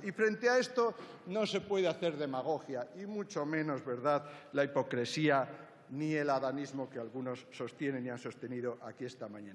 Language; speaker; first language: Spanish; native; Spanish